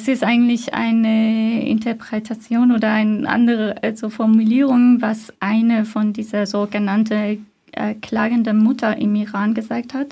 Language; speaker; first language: German; non-native, fluent; Persian